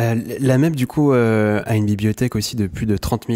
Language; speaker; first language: French; native; French